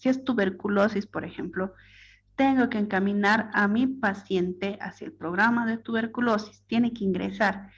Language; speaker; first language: Spanish; native; Spanish